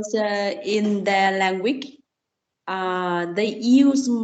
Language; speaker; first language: English; non-native, learner; Vietnamese